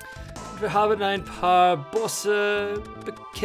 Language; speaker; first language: German; non-native, learner; English